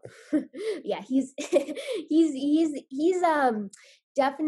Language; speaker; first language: English; native; English